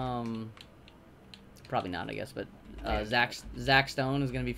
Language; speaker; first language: English; native; English